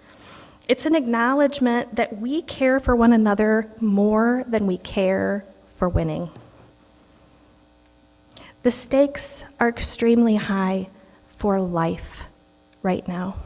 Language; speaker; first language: English; native; English